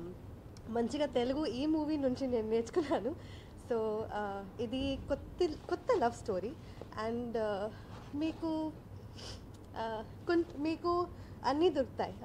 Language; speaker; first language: Telugu; non-native, learner; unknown